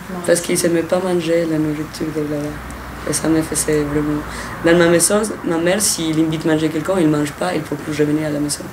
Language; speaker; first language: French; non-native, fluent; Spanish